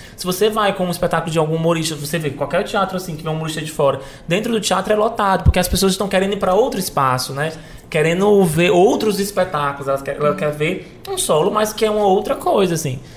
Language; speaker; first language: Portuguese; native; Portuguese